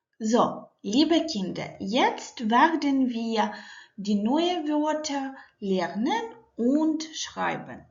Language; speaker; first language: German; non-native, fluent; Ukrainian